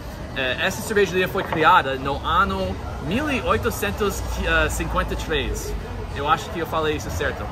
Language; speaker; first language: Portuguese; non-native, learner; English